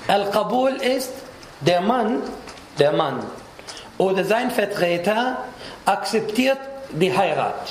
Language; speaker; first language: German; non-native, fluent; Arabic